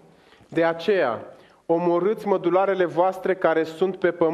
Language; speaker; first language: Romanian; native; Romanian